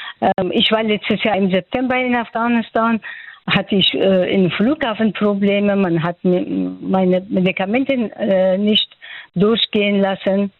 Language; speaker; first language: German; non-native, fluent; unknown